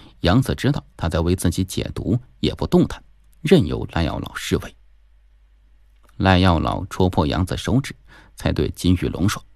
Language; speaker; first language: Chinese; native; Chinese